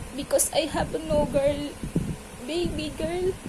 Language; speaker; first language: English; non-native, local second language; Filipino